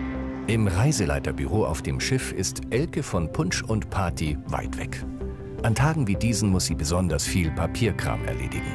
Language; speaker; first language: German; native; German